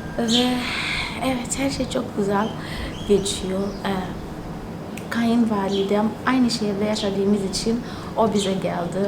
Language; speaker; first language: Turkish; non-native, fluent; Tsonga